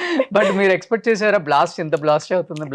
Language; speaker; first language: Telugu; native; Telugu